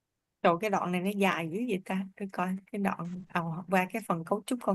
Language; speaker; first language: Vietnamese; native; Vietnamese